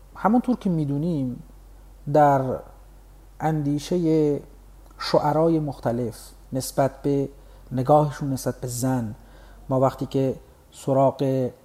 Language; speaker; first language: Persian; non-native, local second language; Baluchi